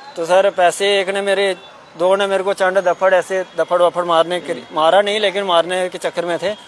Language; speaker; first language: Hindi; native; Hindi